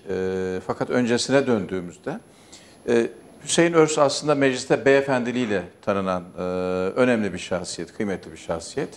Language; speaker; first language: Turkish; native; Turkish